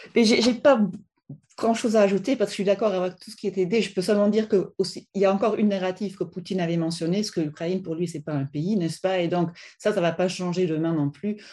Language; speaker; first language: French; non-native, fluent; German